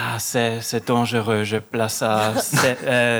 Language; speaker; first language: French; non-native, local second language; German